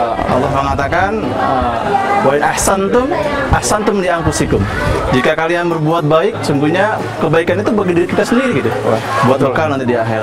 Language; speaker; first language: Indonesian; native; Indonesian